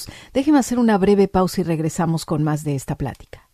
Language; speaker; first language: Spanish; native; Spanish